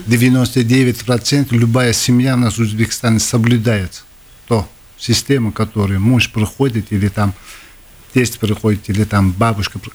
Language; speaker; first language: Russian; non-native, local second language; Uzbek